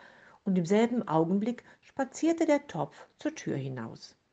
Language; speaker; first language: German; native; German